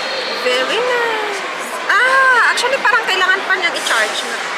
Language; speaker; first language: Filipino; native; Filipino